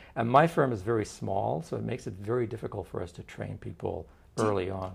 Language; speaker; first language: English; non-native, fluent; Turkish